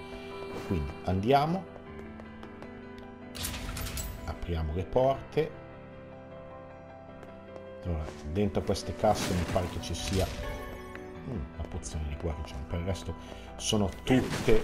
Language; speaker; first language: Italian; native; Italian